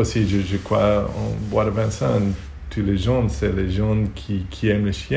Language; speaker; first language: French; non-native, learner; Hebrew